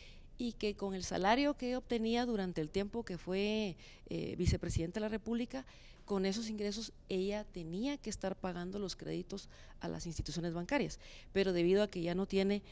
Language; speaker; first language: Spanish; native; Spanish